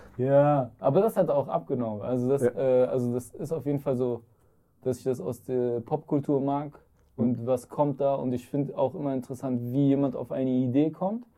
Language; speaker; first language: German; early bilingual, other home language; Arabic